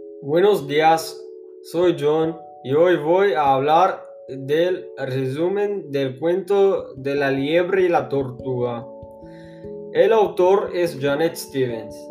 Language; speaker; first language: Spanish; non-native, learner; English